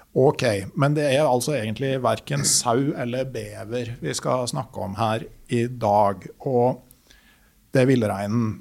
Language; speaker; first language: Norwegian; native; Norwegian